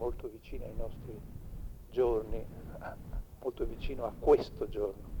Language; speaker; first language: Italian; native; Italian